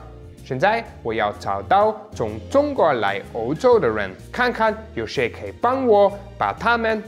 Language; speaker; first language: Chinese; non-native, fluent; German